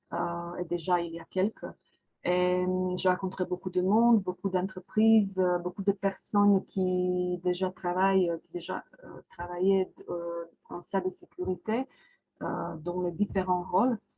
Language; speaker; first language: French; non-native, fluent; Croatian